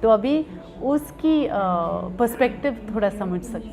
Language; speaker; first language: Hindi; non-native, local second language; French